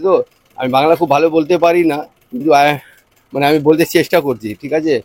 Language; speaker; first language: Bangla; non-native, local second language; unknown